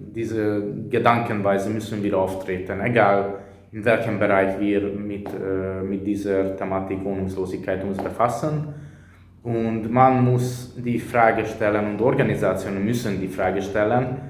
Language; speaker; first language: German; non-native, fluent; Hungarian